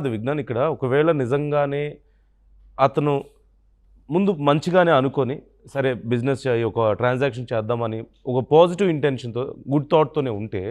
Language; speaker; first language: Telugu; native; Telugu